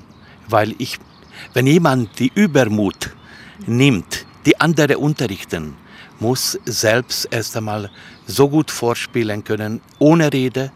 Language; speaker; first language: German; non-native, fluent; Hungarian